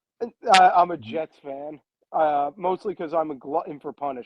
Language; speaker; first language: English; native; English